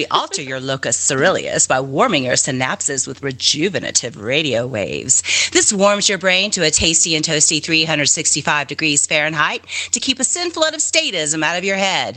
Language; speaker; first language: English; native; English